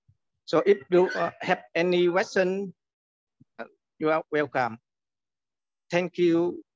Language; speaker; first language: English; non-native, learner; Vietnamese